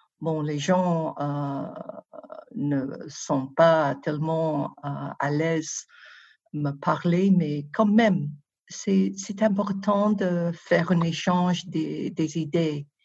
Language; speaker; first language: French; non-native, fluent; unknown